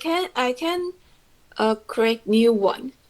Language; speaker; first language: English; non-native, learner; Chinese